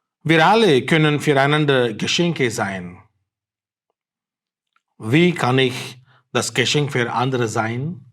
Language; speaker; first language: German; non-native, fluent; Tamil